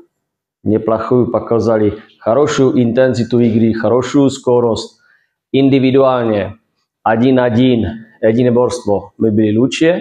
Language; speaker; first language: Russian; non-native, fluent; Czech